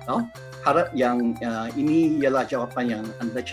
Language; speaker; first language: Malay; non-native, local second language; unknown